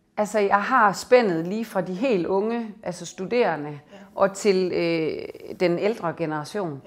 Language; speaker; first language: Danish; native; Danish